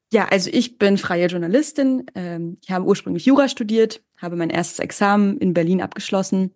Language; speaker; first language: German; native; German